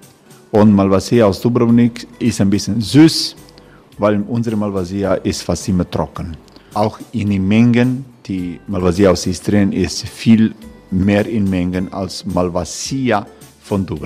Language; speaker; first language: German; non-native, learner; Croatian